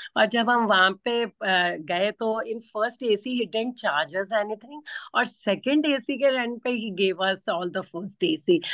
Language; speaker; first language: Hindi; native; Hindi